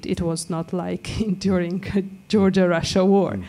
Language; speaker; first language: English; non-native, fluent; Georgian